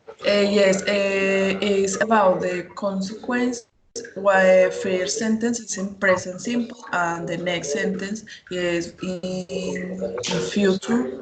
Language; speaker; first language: English; non-native, learner; Spanish